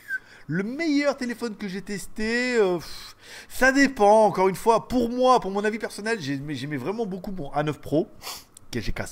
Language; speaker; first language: French; native; French